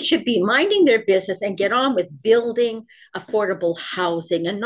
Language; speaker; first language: English; native; English